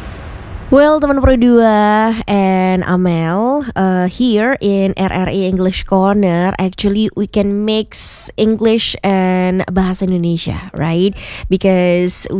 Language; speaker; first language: English; non-native, fluent; Indonesian